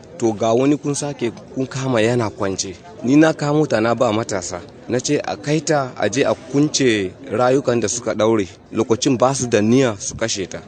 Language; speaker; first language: Hausa; non-native, local second language; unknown